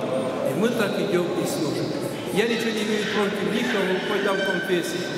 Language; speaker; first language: Russian; non-native, local second language; Ukrainian